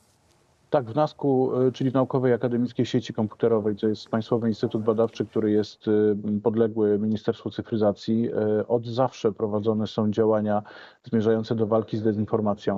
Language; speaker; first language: Polish; native; Polish